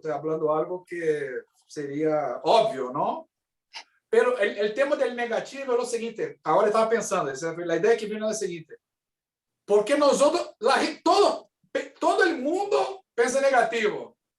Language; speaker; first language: Spanish; non-native, fluent; Portuguese